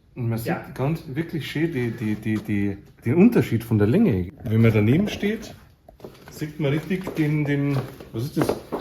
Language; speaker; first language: German; native; German